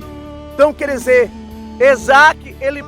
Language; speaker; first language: Portuguese; native; Portuguese